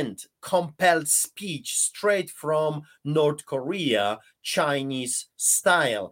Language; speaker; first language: English; non-native, fluent; Polish